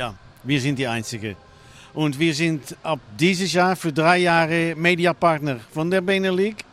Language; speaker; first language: German; non-native, learner; Dutch